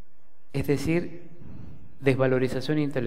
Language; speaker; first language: Spanish; native; Spanish